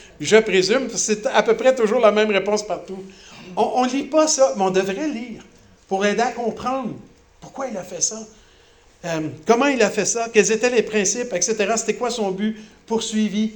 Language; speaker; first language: French; native; French